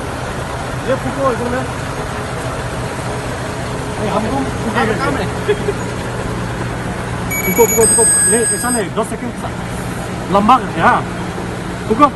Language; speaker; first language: Hindi; non-native, local second language; Khasi